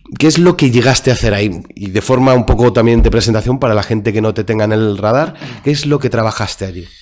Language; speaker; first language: Spanish; native; Spanish